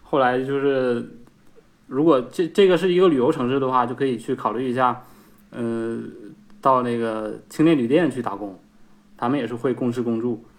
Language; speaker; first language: Chinese; native; Chinese